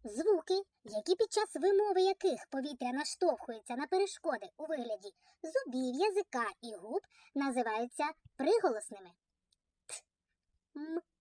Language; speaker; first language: Ukrainian; native; Ukrainian